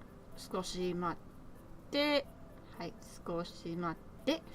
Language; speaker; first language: Japanese; non-native, learner; English